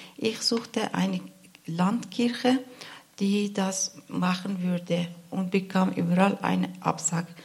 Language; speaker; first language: German; non-native, learner; Arabic